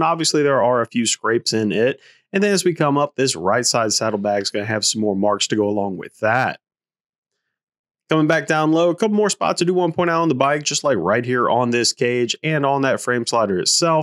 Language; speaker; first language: English; native; English